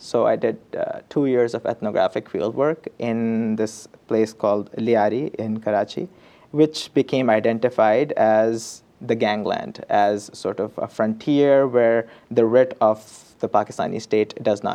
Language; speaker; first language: English; non-native, local second language; Urdu